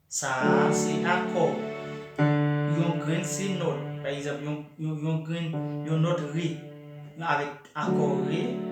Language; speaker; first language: French; non-native, local second language; Haitian Creole